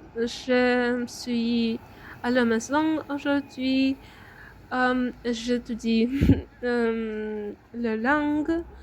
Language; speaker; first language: French; non-native, learner; Ukrainian